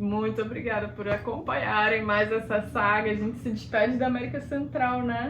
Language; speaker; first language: Portuguese; native; Portuguese